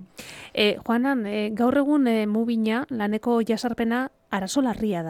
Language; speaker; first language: Basque; native; Basque